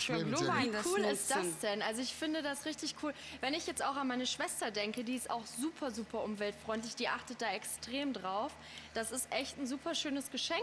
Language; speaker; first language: German; native; German